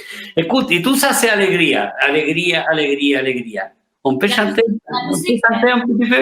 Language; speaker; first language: French; non-native, fluent; Spanish